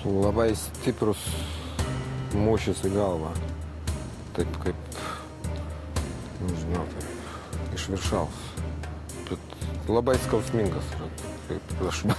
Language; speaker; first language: Lithuanian; non-native, learner; Russian